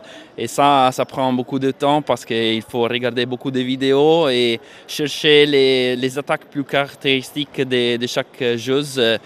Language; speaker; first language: French; non-native, fluent; Italian